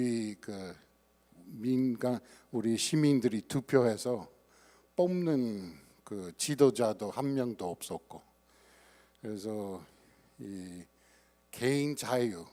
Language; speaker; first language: Korean; non-native, fluent; English